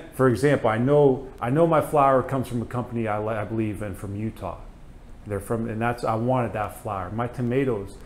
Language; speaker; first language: English; native; English